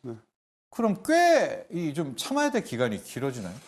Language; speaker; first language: Korean; native; Korean